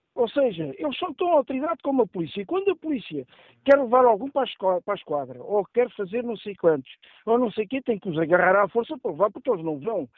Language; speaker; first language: Portuguese; native; Portuguese